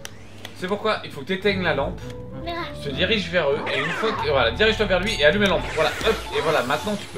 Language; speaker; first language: French; native; French